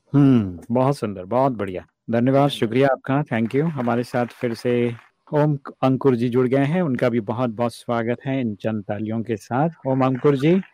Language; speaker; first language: Hindi; native; Hindi